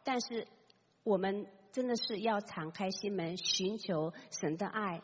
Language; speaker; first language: Chinese; native; Chinese